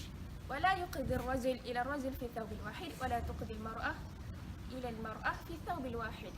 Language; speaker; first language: Arabic; non-native, learner; Malay